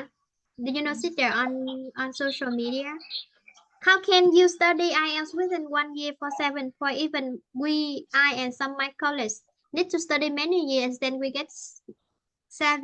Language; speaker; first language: English; non-native, fluent; Vietnamese